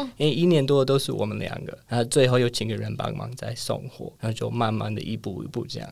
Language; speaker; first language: Chinese; non-native, fluent; English